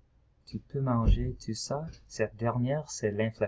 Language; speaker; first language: French; non-native, local second language; English